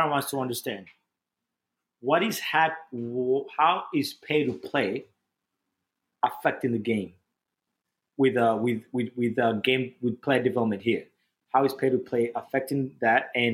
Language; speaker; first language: English; non-native, local second language; Ganda